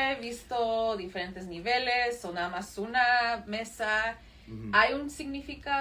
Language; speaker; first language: Spanish; early bilingual, heritage; Spanish